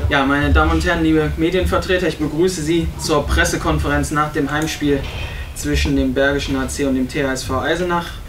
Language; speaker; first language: German; native; German